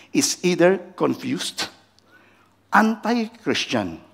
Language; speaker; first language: English; non-native, local second language; Filipino